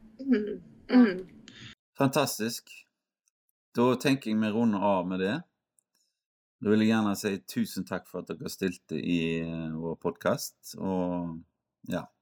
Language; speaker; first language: Norwegian; native; Norwegian